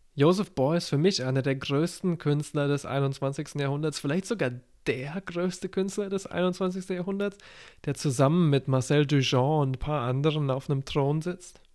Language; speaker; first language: German; native; German